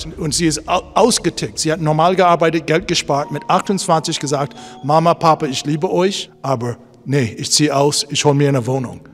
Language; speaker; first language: German; non-native, fluent; English